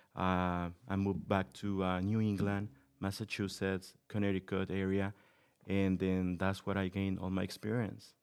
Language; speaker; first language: English; non-native, fluent; Spanish